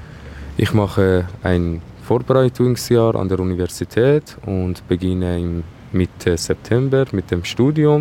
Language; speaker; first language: German; non-native, fluent; Persian